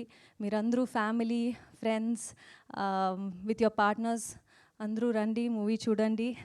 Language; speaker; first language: Telugu; non-native, fluent; Kannada